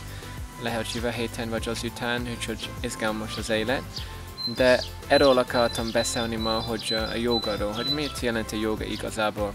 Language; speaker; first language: Hungarian; non-native, fluent; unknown